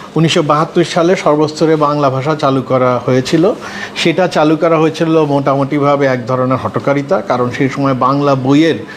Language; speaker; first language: Bangla; native; Bangla